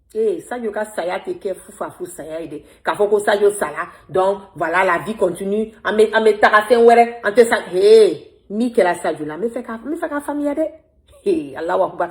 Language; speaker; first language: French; non-native, local second language; Bambara